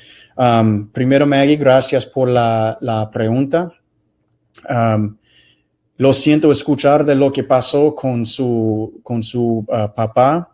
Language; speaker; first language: Spanish; non-native, fluent; English